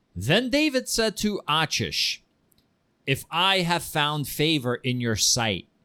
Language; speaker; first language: English; early bilingual, heritage; Ukrainian